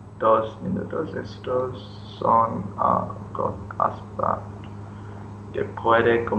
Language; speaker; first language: Spanish; non-native, learner; English